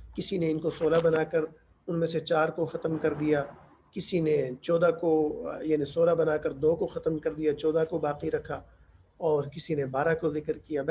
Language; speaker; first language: Urdu; native; Urdu